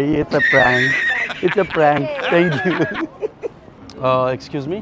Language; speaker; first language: English; non-native, learner; Persian